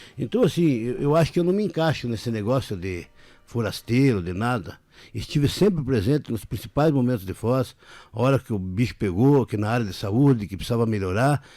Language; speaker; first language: Portuguese; native; Portuguese